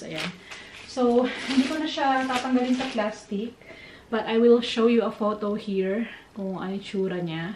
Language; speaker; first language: Filipino; native; Filipino